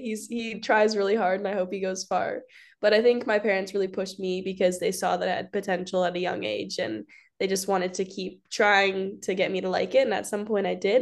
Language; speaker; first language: English; native; English